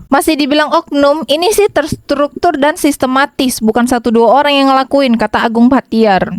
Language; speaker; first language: Indonesian; native; Indonesian